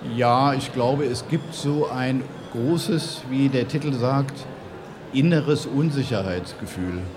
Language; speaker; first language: German; native; German